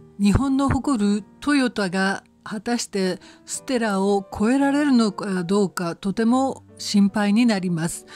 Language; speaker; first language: Japanese; native; Japanese